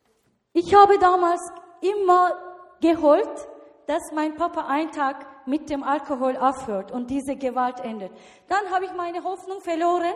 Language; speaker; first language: German; non-native, learner; Turkish